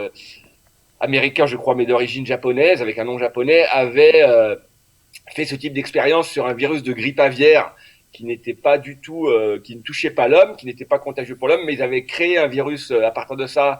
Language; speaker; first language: French; native; French